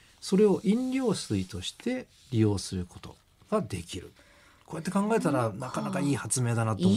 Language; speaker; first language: Japanese; native; Japanese